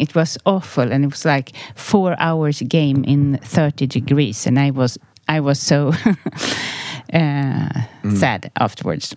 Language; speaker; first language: English; non-native, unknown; Swedish